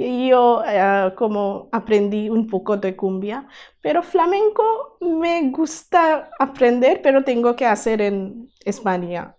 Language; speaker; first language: Spanish; non-native, learner; Bangla